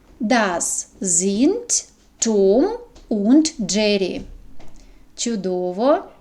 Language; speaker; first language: German; non-native, fluent; Ukrainian